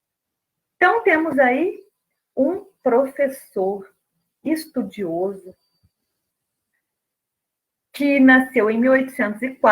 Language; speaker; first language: Portuguese; native; Portuguese